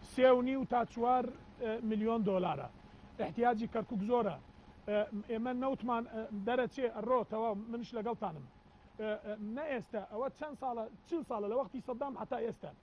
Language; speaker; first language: Central Kurdish; non-native, local second language; Turkish